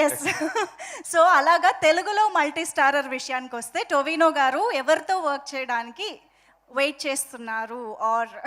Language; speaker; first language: Telugu; native; Telugu